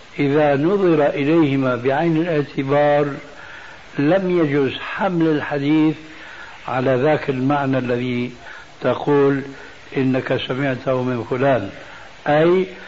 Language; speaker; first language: Arabic; early bilingual, other home language; Albanian